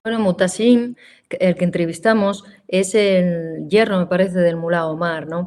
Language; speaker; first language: Spanish; native; Spanish